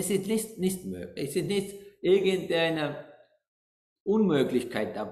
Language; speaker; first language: German; non-native, learner; Sinhala